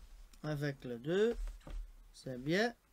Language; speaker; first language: French; non-native, local second language; Dutch